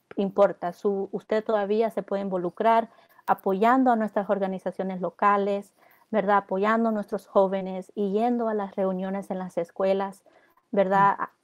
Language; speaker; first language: Spanish; early bilingual, heritage; Spanish